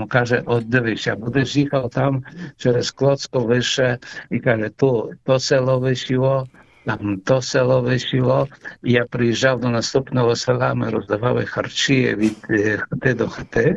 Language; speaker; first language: Ukrainian; early bilingual, heritage; Ukrainian